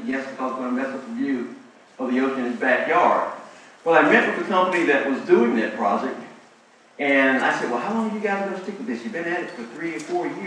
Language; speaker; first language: English; native; English